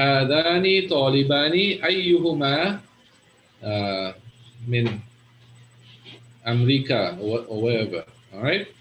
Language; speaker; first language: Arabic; non-native, fluent; English